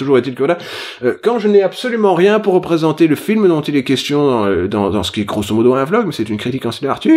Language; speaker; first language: French; native; French